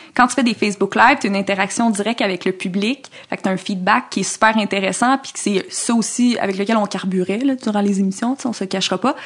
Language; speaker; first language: French; native; French